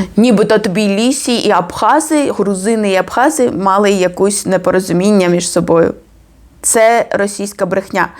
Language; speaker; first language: Ukrainian; non-native, fluent; Georgian